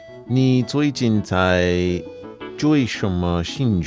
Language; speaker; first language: Chinese; non-native, learner; English